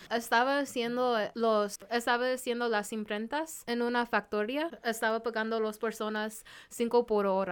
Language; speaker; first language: Spanish; early bilingual, heritage; Spanish